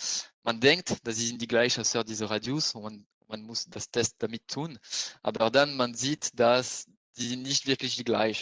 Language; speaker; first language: German; non-native, fluent; French